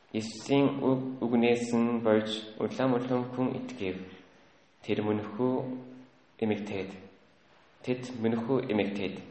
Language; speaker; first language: Mongolian; native; Mongolian